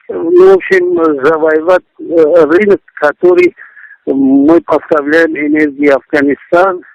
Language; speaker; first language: Russian; non-native, local second language; Tajik